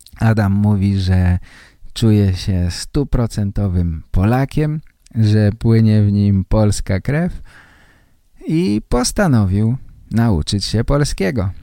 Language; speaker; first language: Polish; native; Polish